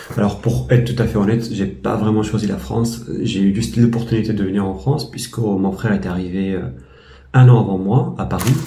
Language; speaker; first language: French; non-native, fluent; Kurdish